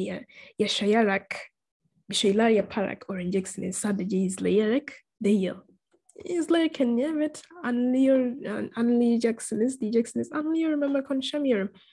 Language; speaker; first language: Turkish; non-native, fluent; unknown